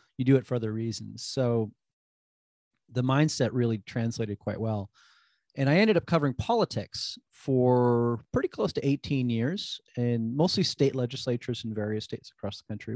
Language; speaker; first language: English; native; English